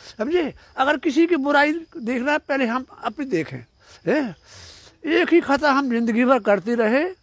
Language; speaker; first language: Hindi; native; Hindi